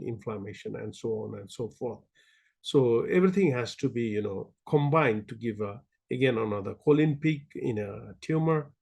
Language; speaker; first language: English; non-native, local second language; Nepali